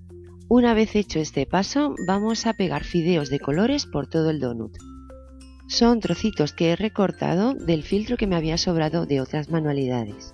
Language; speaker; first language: Spanish; native; Spanish